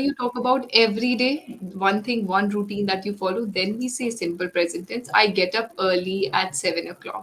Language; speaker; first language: English; non-native, local second language; Hindi